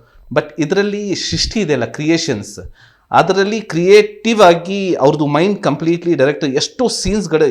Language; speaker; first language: Kannada; non-native, local second language; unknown